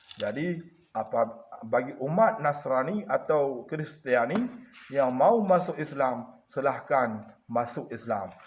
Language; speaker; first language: Malay; non-native, local second language; Achinese